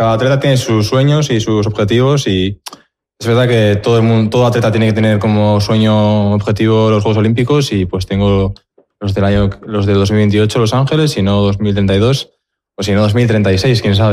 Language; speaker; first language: Spanish; native; Spanish